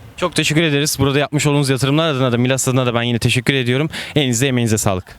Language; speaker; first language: Turkish; native; Turkish